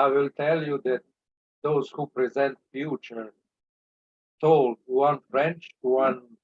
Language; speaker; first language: English; non-native, learner; Serbian